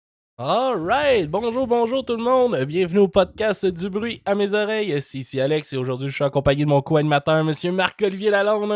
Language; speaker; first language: French; native; French